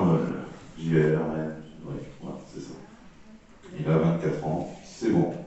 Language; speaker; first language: French; native; French